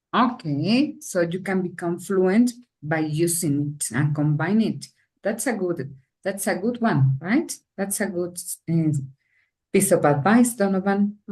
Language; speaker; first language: English; non-native, fluent; Spanish